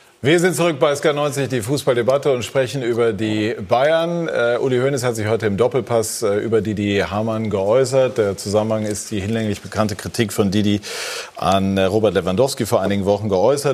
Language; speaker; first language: German; native; German